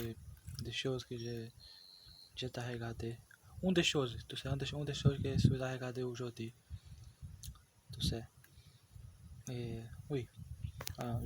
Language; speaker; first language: French; non-native, learner; Portuguese